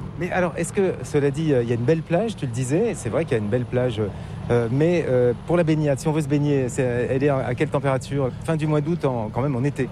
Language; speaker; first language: French; native; French